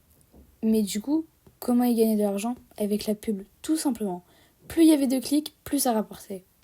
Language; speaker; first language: French; native; French